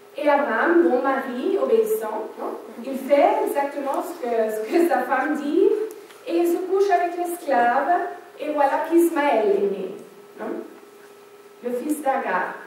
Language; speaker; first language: French; non-native, fluent; German